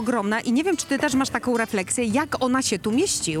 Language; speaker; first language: Polish; native; Polish